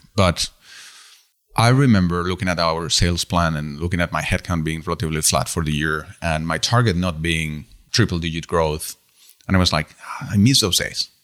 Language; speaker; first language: English; non-native, fluent; Spanish